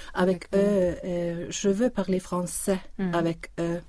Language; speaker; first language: French; non-native, learner; Swedish